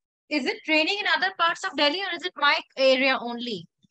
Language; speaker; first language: English; non-native, local second language; Hindi